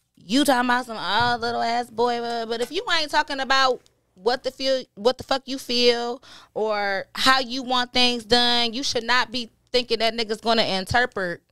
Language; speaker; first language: English; native; English